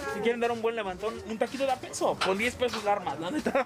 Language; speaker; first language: Spanish; native; Spanish